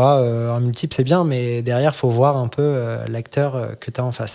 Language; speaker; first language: French; native; French